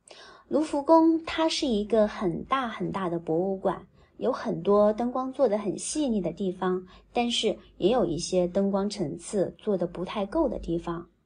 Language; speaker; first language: Chinese; native; Chinese